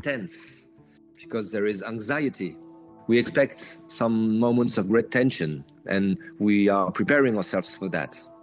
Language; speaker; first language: English; non-native, fluent; French